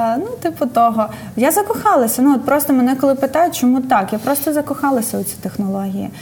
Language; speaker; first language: Ukrainian; native; Ukrainian